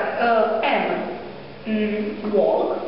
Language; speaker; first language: English; non-native, learner; Czech